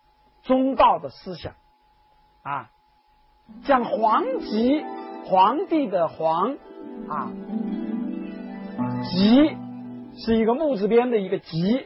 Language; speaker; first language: Chinese; native; Chinese